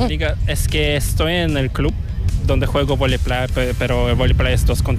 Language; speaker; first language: Spanish; non-native, fluent; Korean